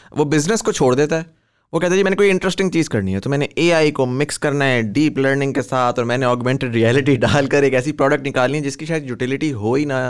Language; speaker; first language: Hindi; native; Hindi